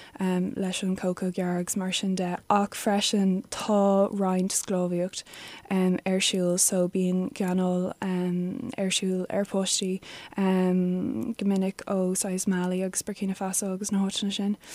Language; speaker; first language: Irish; non-native, local second language; English